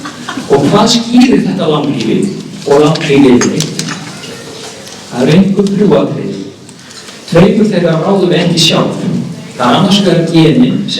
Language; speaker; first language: Icelandic; native; Icelandic